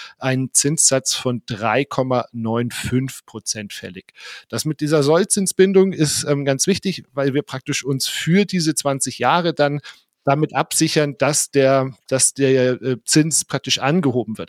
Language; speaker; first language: German; native; German